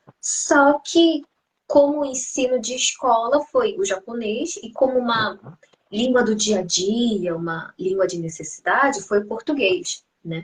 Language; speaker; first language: Portuguese; early bilingual, heritage; Portuguese